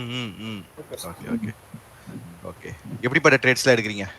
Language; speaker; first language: Tamil; native; Tamil